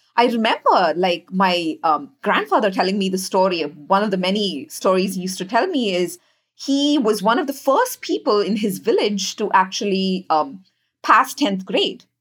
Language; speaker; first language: English; non-native, local second language; Kannada